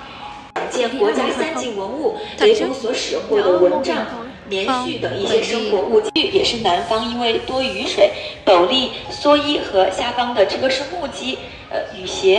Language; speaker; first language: Chinese; native; Chinese